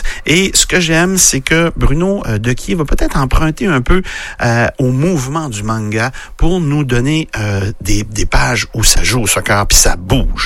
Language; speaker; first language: French; native; French